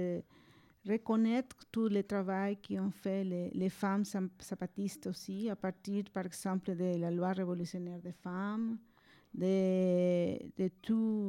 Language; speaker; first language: French; non-native, fluent; Spanish